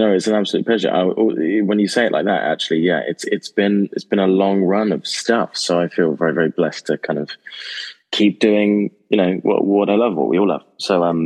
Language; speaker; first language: English; native; English